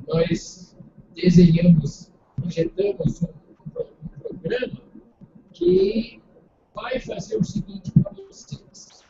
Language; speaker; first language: Portuguese; non-native, fluent; English